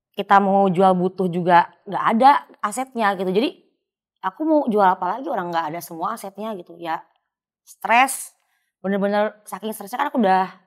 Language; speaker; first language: Indonesian; native; Indonesian